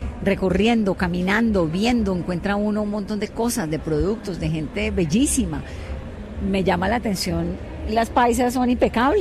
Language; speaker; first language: Spanish; native; Spanish